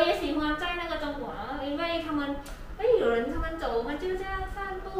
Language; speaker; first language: Chinese; non-native, learner; Thai